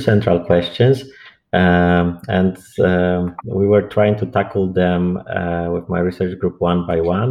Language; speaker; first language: English; non-native, fluent; Polish